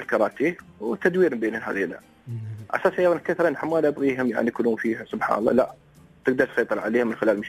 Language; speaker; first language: Arabic; native; Arabic